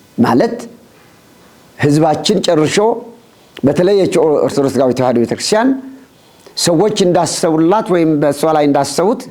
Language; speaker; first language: Amharic; non-native, local second language; Tigrinya